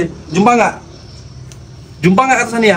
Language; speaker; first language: Malay; native; Malay